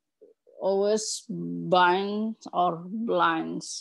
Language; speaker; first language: English; non-native, learner; Indonesian